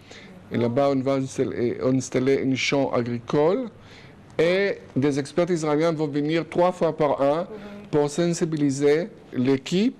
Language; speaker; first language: French; non-native, fluent; Hebrew